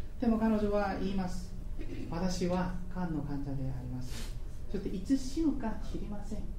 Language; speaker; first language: Japanese; non-native, fluent; Korean